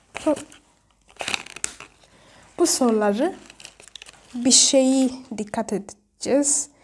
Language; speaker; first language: Turkish; non-native, fluent; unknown